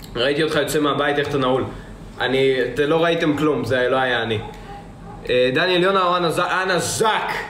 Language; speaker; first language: Hebrew; early bilingual, other home language; Russian